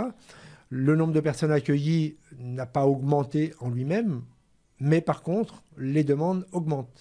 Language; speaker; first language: French; native; French